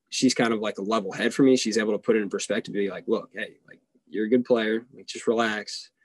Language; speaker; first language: English; early bilingual, other home language; Hungarian